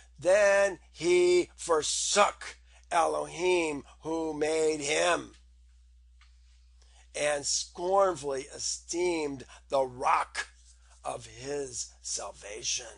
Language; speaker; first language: English; native; English